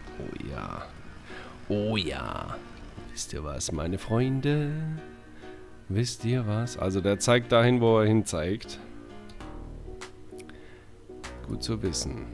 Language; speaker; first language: German; native; German